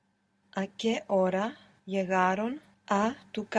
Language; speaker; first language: Spanish; non-native, learner; English